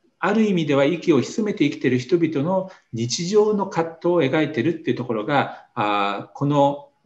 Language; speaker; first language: Japanese; non-native, fluent; Korean